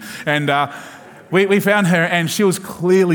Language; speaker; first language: English; native; English